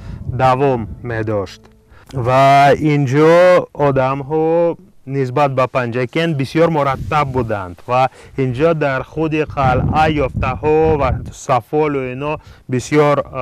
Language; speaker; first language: Persian; non-native, fluent; Russian